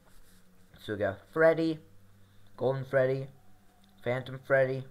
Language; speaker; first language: English; native; English